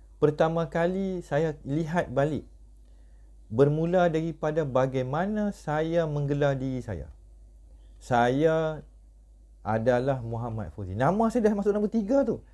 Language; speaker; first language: Malay; native; Malay